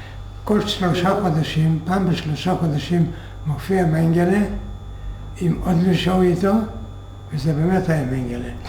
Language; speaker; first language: Hebrew; non-native, fluent; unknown